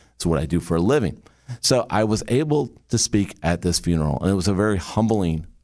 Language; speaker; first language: English; native; English